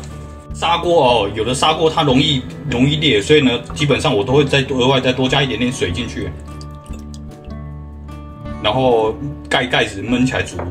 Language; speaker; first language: Chinese; native; Chinese